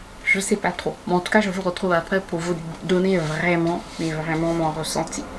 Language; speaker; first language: French; native; French